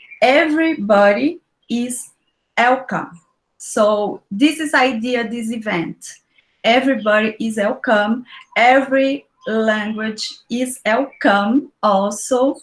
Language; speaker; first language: English; non-native, learner; Portuguese